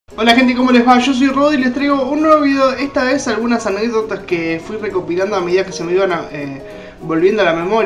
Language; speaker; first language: Spanish; native; Spanish